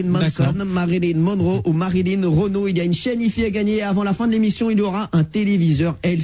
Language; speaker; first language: French; native; French